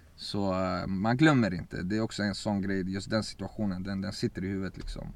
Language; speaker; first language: Swedish; early bilingual, other home language; Kurdish